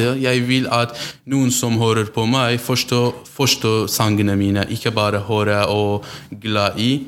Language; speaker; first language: Norwegian; non-native, learner; Central Kurdish